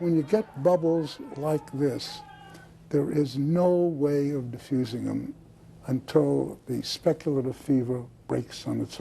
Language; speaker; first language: English; native; English